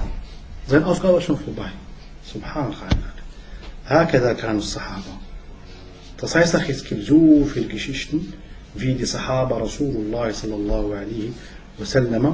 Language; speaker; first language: German; non-native, learner; Arabic